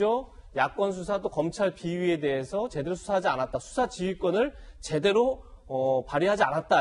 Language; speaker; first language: Korean; native; Korean